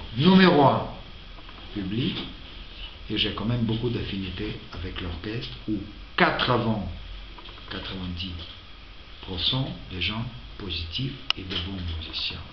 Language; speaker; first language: French; non-native, fluent; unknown